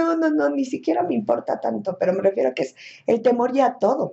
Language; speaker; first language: Spanish; native; Spanish